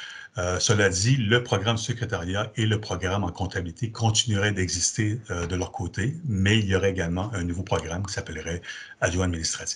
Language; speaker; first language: French; native; French